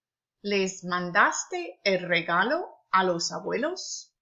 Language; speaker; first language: Spanish; non-native, fluent; English